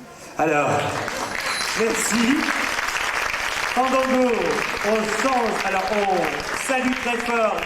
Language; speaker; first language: French; native; French